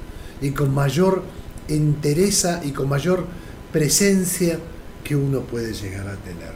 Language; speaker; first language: Spanish; native; Spanish